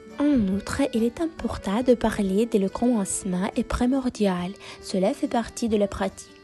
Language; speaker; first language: French; non-native, fluent; Russian